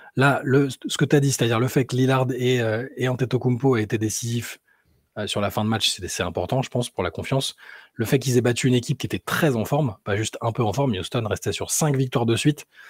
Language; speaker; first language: French; native; French